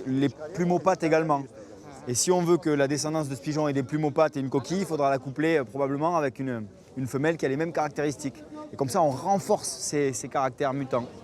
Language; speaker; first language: French; native; French